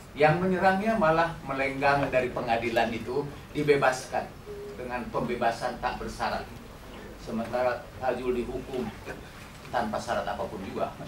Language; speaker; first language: Indonesian; non-native, local second language; Sundanese